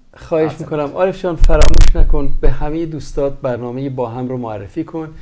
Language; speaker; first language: Persian; native; Persian